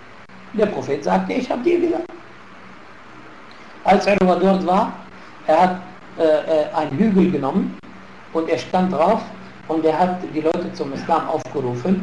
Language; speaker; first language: German; non-native, fluent; Arabic